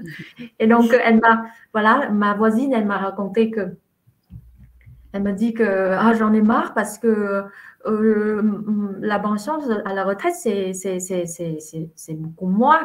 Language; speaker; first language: French; non-native, fluent; Vietnamese